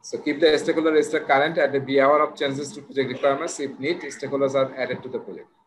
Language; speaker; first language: English; non-native, local second language; Bangla